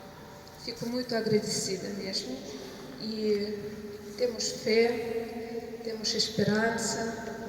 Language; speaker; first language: Portuguese; non-native, fluent; Ukrainian